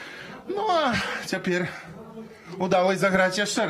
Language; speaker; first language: Polish; non-native, learner; Belarusian